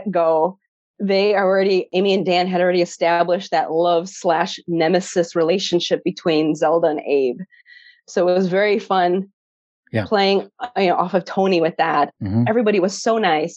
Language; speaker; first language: English; early bilingual, other home language; Polish